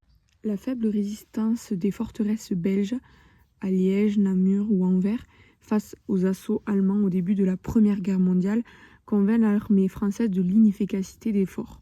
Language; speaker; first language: French; native; French